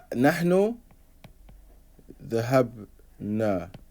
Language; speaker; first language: Arabic; non-native, fluent; English